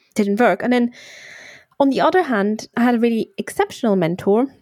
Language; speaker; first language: English; non-native, fluent; Swiss German